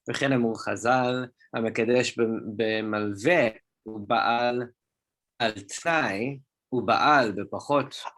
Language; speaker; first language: Hebrew; non-native, fluent; English